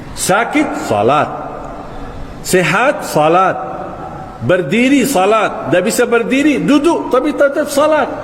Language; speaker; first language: Malay; non-native, fluent; Arabic